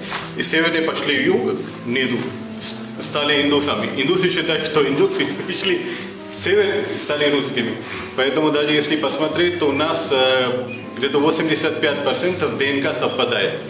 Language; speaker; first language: Russian; non-native, fluent; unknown